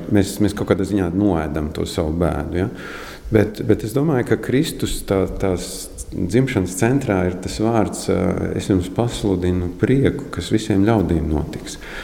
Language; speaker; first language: Latvian; native; Latvian